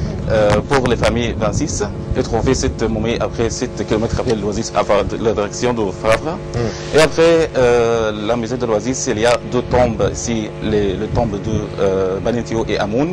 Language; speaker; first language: French; non-native, learner; Arabic